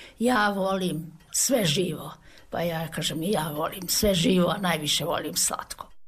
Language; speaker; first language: Serbian; native; Serbian